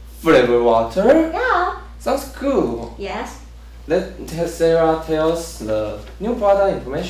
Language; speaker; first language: English; non-native, learner; Chinese